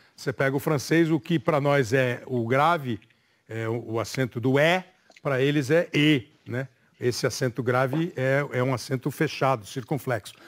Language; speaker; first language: Portuguese; native; Portuguese